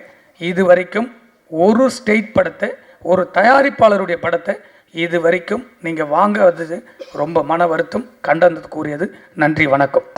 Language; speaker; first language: Tamil; native; Tamil